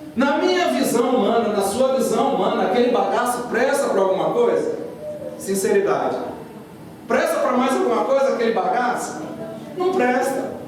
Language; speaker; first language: Portuguese; native; Portuguese